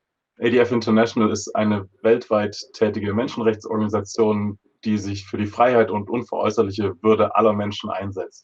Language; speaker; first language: German; native; German